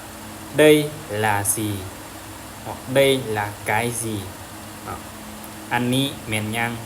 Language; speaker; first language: Vietnamese; non-native, learner; Lao